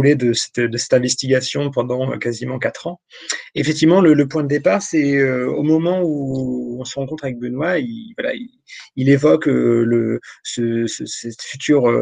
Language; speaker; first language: French; native; French